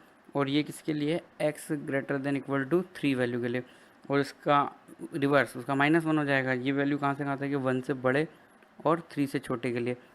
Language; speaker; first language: Hindi; native; Hindi